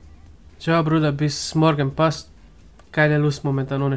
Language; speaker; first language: German; non-native, learner; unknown